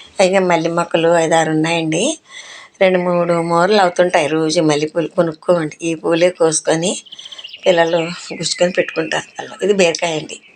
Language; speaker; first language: Telugu; non-native, local second language; Urdu